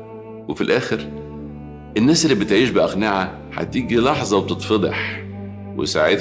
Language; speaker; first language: Arabic; native; Arabic